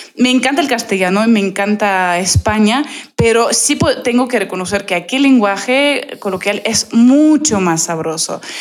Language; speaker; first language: Spanish; non-native, fluent; Russian